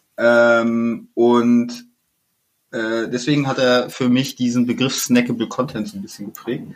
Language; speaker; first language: German; native; German